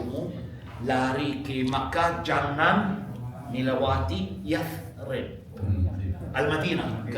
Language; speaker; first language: Indonesian; non-native, fluent; Arabic